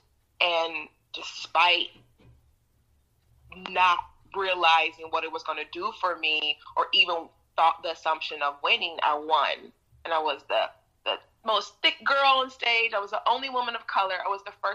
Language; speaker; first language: English; native; English